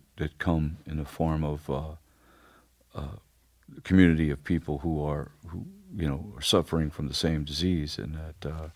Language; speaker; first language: English; native; English